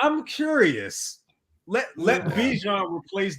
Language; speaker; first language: English; native; English